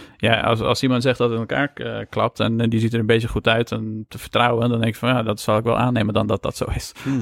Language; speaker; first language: Dutch; early bilingual, other home language; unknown